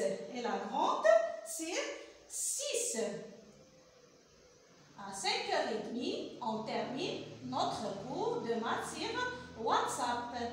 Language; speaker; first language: French; non-native, local second language; Arabic